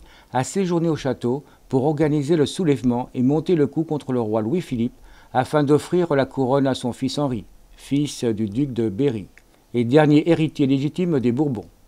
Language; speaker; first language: French; native; French